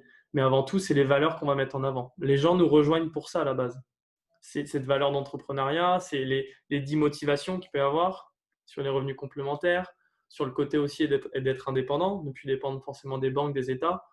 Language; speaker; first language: French; native; French